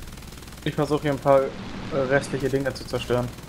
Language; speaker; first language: German; native; German